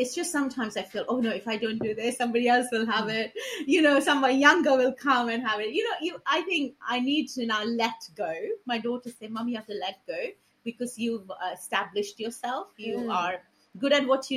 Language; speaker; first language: English; non-native, local second language; Punjabi